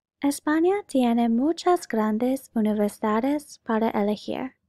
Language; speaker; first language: Spanish; non-native, learner; English